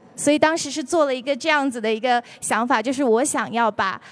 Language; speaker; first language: Chinese; native; Chinese